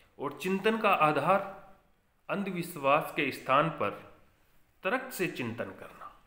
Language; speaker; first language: Hindi; native; Hindi